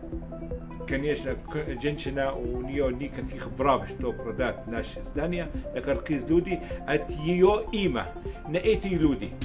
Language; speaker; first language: Russian; non-native, learner; Arabic